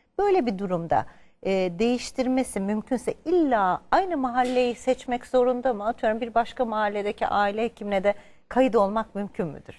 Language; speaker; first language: Turkish; native; Turkish